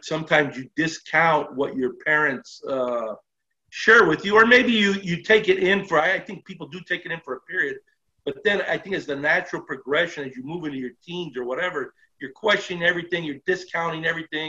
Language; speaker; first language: English; native; English